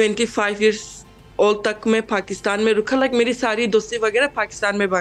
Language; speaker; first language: Hindi; non-native, fluent; Turkish